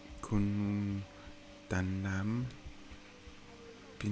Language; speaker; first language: Thai; non-native, learner; English